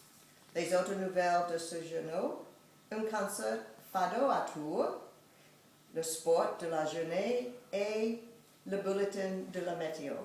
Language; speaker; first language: French; non-native, fluent; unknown